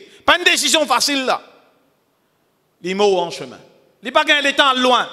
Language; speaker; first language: French; non-native, local second language; Morisyen